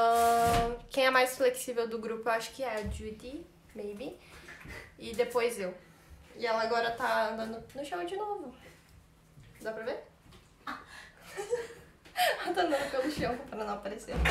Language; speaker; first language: Portuguese; native; Portuguese